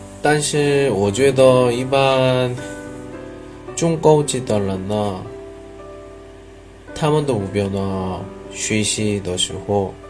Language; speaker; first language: Chinese; non-native, learner; Korean